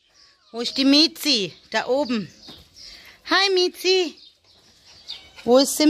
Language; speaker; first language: German; native; German